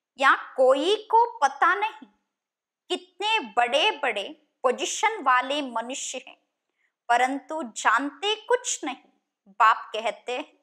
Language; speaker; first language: Hindi; non-native, local second language; Kannada